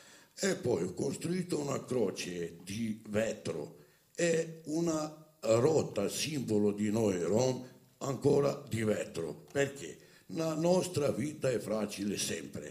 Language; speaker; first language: Italian; non-native, fluent; Romany